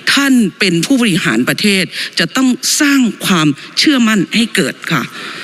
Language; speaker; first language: Thai; native; Thai